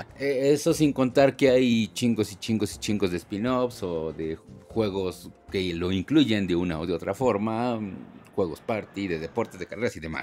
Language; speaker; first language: Spanish; native; Spanish